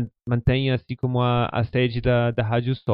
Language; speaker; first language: Portuguese; non-native, fluent; Spanish